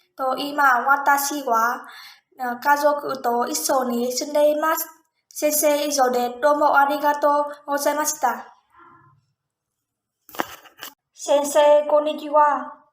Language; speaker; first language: Japanese; non-native, learner; Vietnamese